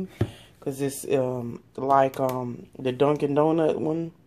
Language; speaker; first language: English; native; English